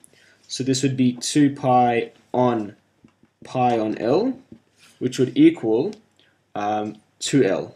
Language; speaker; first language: English; native; English